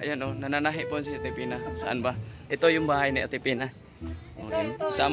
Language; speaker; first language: Filipino; native; Filipino